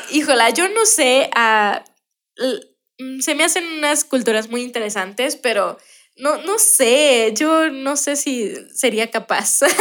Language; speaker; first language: Spanish; native; Spanish